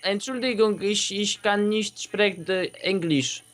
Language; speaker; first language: German; non-native, learner; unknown